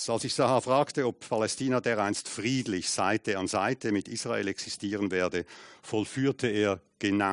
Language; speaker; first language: German; native; German